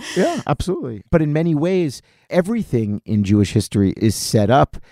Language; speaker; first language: English; native; English